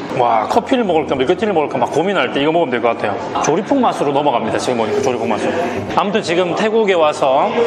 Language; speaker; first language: Korean; native; Korean